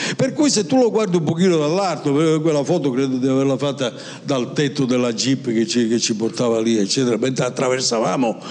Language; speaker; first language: Italian; native; Italian